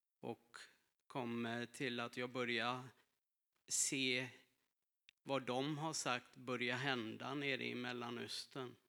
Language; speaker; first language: Swedish; native; Swedish